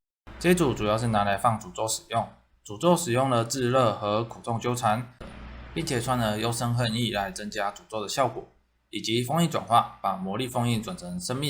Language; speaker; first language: Chinese; native; Chinese